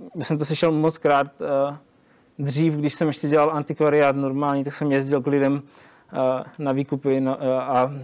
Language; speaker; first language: Czech; native; Czech